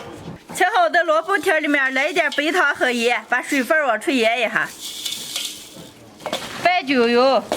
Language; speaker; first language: Chinese; native; Chinese